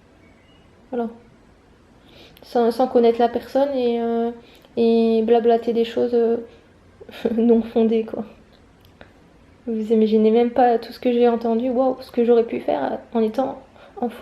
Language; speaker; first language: French; native; French